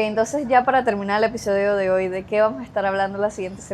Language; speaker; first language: Spanish; native; Spanish